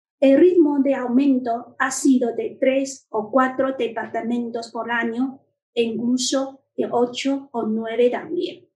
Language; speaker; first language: Spanish; non-native, fluent; Chinese